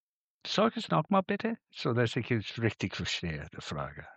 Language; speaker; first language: German; non-native, fluent; English